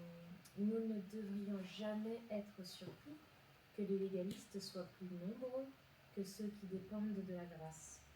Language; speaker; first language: French; native; French